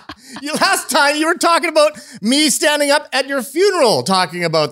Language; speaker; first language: English; native; English